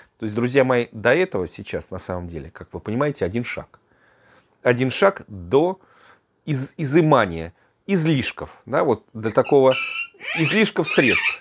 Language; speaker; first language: Russian; native; Russian